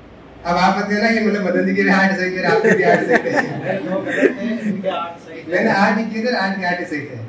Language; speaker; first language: Hindi; non-native, local second language; Marwari